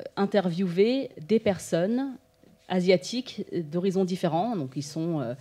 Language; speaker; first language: French; native; French